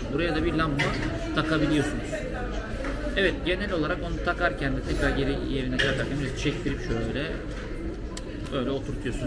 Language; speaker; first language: Turkish; native; Turkish